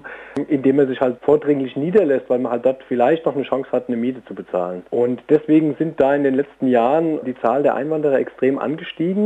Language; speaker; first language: German; native; German